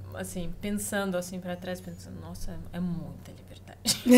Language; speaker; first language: Portuguese; non-native, fluent; Russian